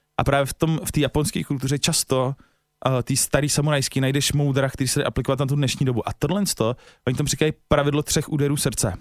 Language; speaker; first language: Czech; native; Czech